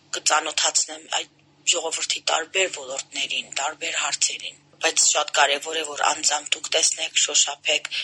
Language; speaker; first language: Armenian; early bilingual, heritage; Armenian